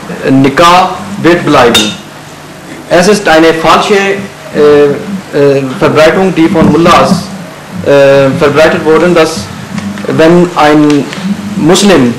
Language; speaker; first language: German; non-native, fluent; Urdu